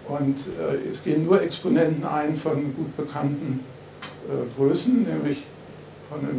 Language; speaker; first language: German; native; German